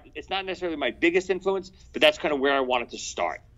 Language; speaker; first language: English; native; English